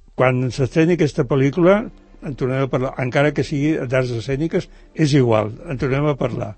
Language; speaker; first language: Catalan; native; Catalan